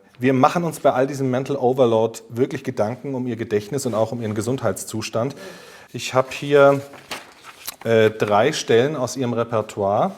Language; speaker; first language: German; native; German